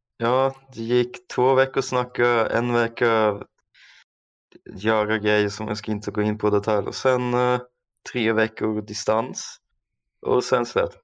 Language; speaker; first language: Swedish; non-native, fluent; German